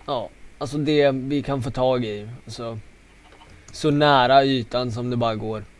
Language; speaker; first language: Swedish; native; Swedish